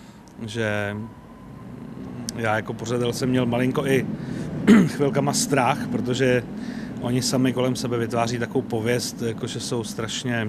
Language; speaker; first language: Czech; native; Czech